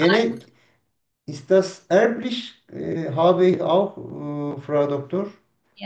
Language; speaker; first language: German; non-native, learner; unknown